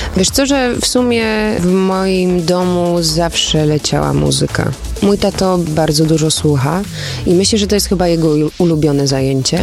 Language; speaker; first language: Polish; early bilingual, heritage; Polish